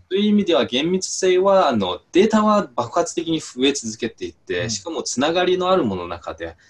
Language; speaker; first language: Japanese; non-native, fluent; Chinese